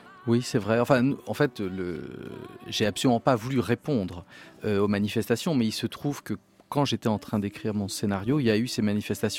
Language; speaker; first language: French; native; French